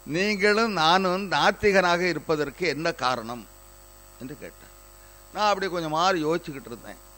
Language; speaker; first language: Tamil; native; Tamil